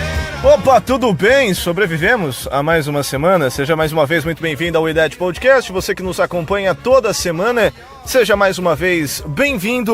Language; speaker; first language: Portuguese; native; Portuguese